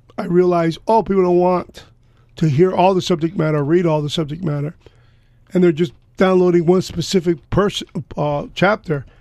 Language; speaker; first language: English; early bilingual, other home language; Spanish